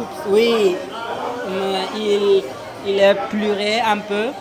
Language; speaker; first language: French; non-native, learner; Japanese